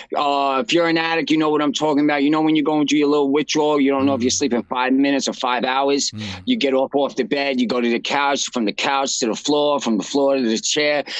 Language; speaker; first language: English; native; English